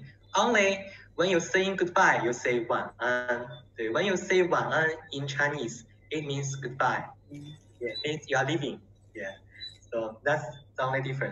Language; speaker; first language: English; non-native, learner; Chinese